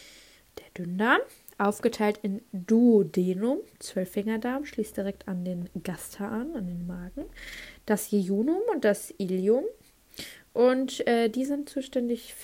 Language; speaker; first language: German; native; German